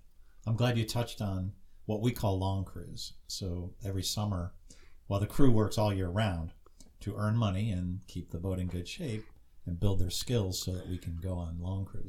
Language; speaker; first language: English; native; English